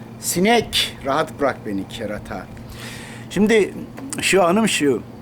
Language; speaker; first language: Turkish; non-native, local second language; Kurdish